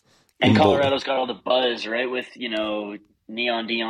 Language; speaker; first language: English; native; English